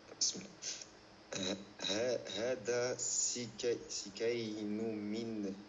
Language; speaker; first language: Arabic; non-native, learner; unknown